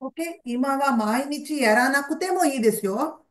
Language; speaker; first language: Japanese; non-native, fluent; Tamil